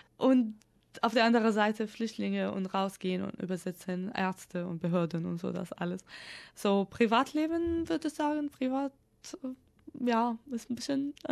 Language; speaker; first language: German; non-native, fluent; Arabic